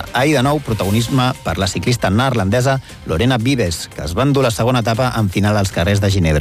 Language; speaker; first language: Catalan; native; Catalan